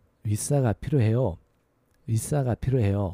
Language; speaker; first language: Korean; non-native, learner; English